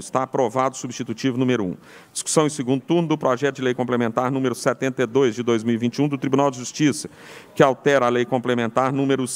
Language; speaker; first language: Portuguese; native; Portuguese